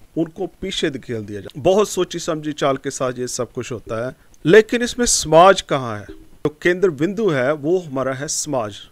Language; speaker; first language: Hindi; non-native, local second language; Punjabi